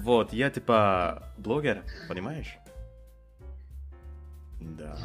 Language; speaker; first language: Russian; non-native, learner; Indonesian